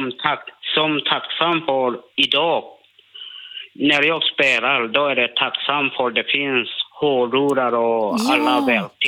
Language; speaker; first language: Swedish; non-native, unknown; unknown